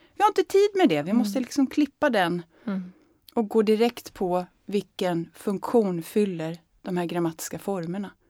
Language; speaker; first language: Swedish; native; Swedish